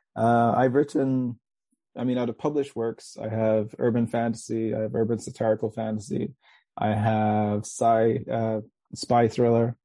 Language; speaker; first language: English; native; English